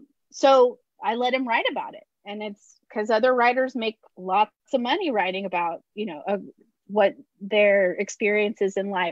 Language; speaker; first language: English; early bilingual, other home language; Spanish